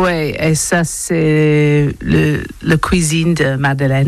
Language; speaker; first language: French; non-native, learner; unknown